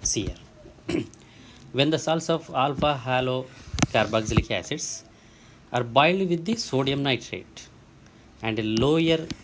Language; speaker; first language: English; non-native, local second language; Telugu